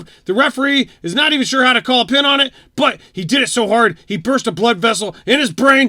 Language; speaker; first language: English; native; English